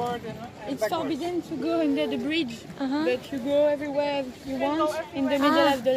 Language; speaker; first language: English; non-native, learner; French